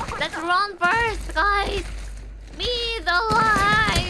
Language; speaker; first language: English; non-native, learner; Korean